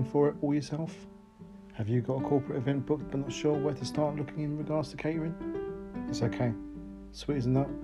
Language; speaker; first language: English; native; English